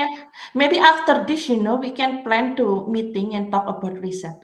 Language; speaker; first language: English; non-native, learner; Indonesian